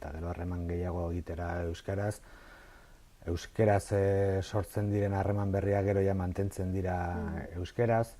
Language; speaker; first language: Basque; non-native, local second language; Spanish